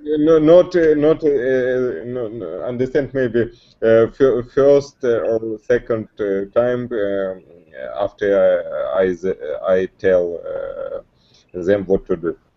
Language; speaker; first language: English; non-native, learner; Russian